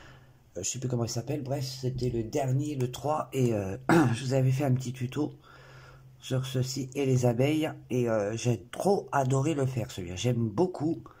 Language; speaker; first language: French; native; French